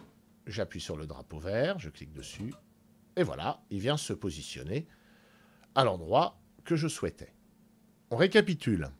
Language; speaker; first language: French; native; French